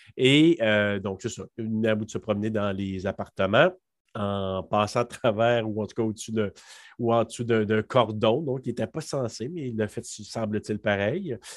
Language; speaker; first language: French; native; French